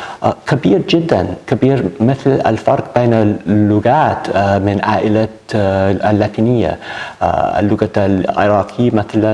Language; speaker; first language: Arabic; non-native, learner; English